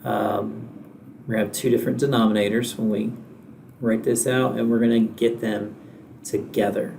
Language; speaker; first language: English; native; English